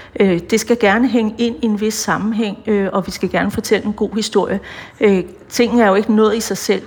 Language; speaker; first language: Danish; native; Danish